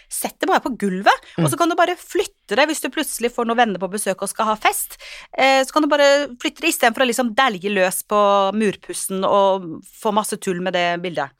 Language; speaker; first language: Norwegian; native; Norwegian